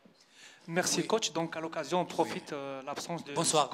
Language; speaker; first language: French; non-native, local second language; Arabic